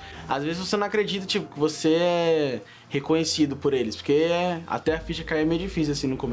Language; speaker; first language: Portuguese; native; Portuguese